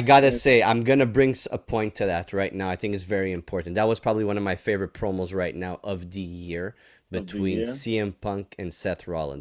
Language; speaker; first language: English; native; English